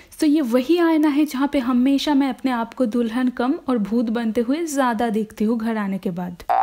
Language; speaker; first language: Hindi; non-native, local second language; Bangla